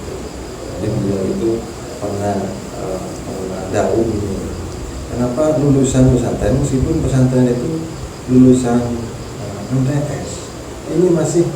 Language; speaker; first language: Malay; non-native, local second language; Javanese